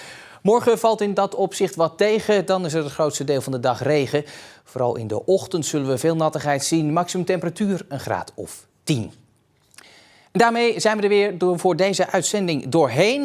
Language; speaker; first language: Dutch; native; Dutch